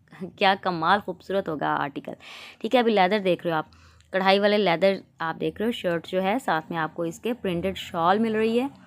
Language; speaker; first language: Hindi; native; Hindi